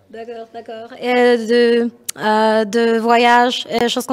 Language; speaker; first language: French; non-native, learner; Polish